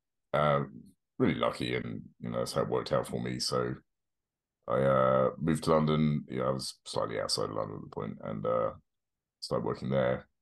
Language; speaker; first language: English; native; English